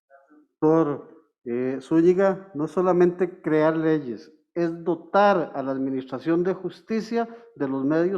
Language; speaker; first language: Spanish; native; Spanish